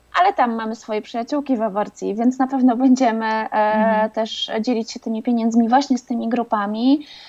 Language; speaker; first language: Polish; native; Polish